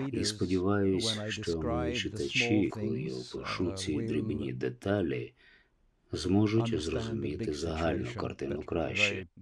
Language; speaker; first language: Ukrainian; non-native, fluent; Swedish